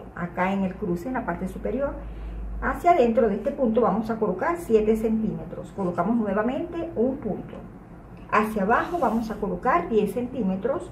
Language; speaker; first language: Spanish; native; Spanish